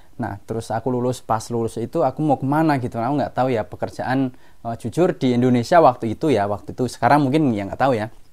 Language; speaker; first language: Indonesian; non-native, local second language; Javanese